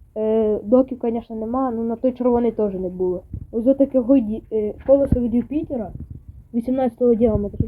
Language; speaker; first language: Ukrainian; native; Ukrainian